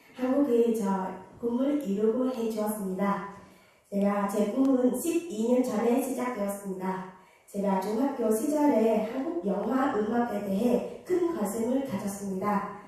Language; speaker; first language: Korean; non-native, fluent; Vietnamese